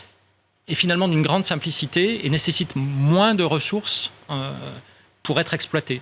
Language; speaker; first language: French; native; French